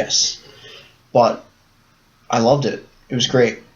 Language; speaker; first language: English; native; English